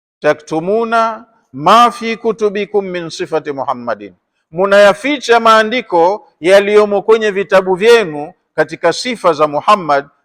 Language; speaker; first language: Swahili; native; Swahili